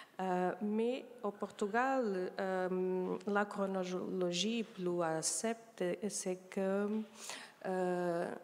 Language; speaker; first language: French; non-native, learner; Portuguese